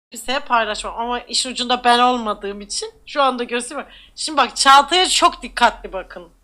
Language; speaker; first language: Turkish; native; Turkish